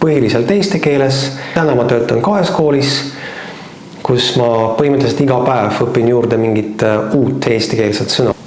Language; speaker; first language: Estonian; non-native, local second language; Russian